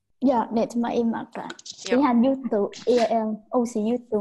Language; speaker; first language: Finnish; non-native, learner; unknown